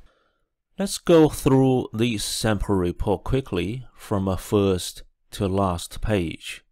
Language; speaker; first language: English; non-native, fluent; Chinese